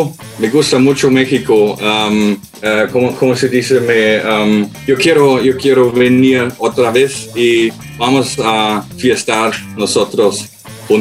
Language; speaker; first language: Spanish; non-native, learner; German